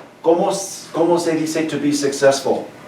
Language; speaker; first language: Spanish; non-native, fluent; English